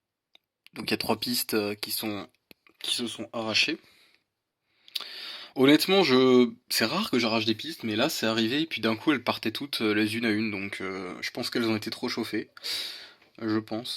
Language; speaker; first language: French; native; French